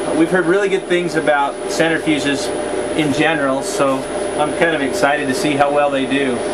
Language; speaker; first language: English; native; English